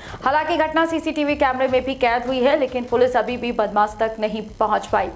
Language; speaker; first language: Hindi; native; Hindi